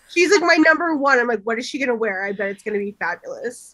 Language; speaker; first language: English; native; English